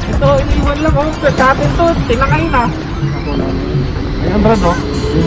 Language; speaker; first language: Filipino; non-native, local second language; Cebuano